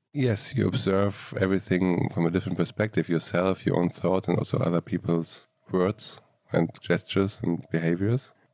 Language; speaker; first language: English; non-native, fluent; German